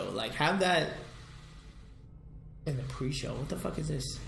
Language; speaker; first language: English; native; English